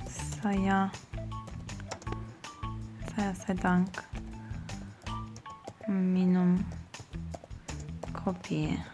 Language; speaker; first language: Indonesian; non-native, learner; Turkish